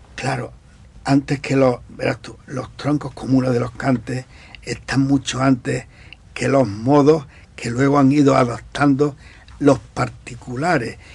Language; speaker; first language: Spanish; native; Spanish